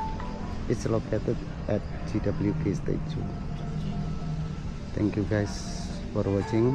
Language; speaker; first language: English; non-native, learner; Indonesian